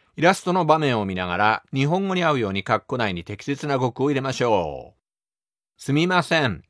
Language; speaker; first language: Japanese; native; Japanese